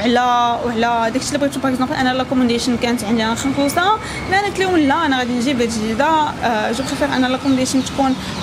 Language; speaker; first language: Arabic; native; Arabic